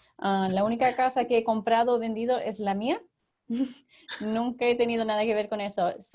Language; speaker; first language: Spanish; early bilingual, other home language; English